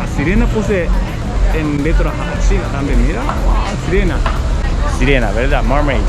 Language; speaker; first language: Spanish; non-native, learner; Japanese